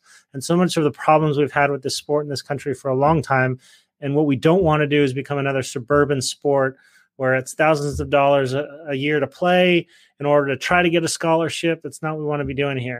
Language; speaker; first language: English; native; English